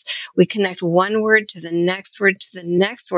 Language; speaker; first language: English; native; English